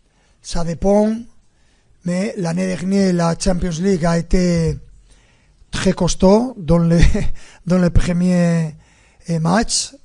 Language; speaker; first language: French; non-native, fluent; Spanish